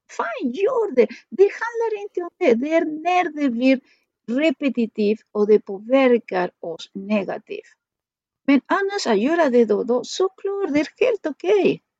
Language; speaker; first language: Swedish; non-native, fluent; Spanish